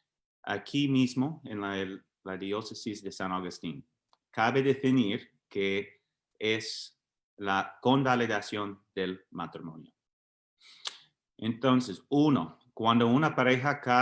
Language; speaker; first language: Spanish; non-native, fluent; English